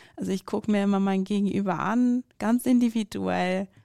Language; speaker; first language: German; non-native, fluent; Persian